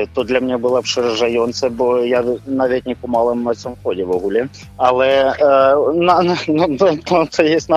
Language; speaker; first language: Polish; non-native, learner; Ukrainian